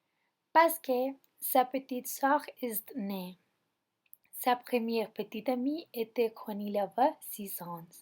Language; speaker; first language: French; non-native, learner; Spanish